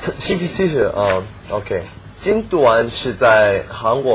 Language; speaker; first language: Chinese; non-native, learner; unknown